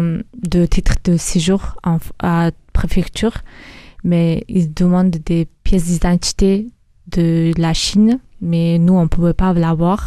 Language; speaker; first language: French; early bilingual, other home language; Mongolian